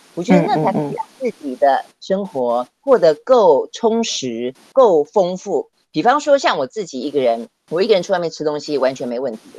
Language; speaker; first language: Chinese; native; Chinese